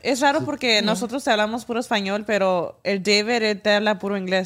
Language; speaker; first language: Spanish; early bilingual, heritage; Spanish